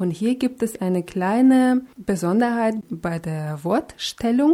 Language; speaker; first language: German; non-native, fluent; Russian